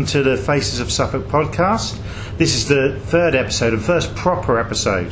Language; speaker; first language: English; native; English